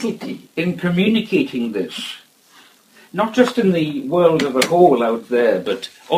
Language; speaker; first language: English; native; English